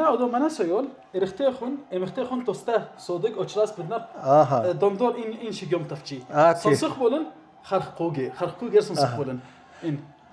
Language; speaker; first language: Mongolian; non-native, learner; Arabic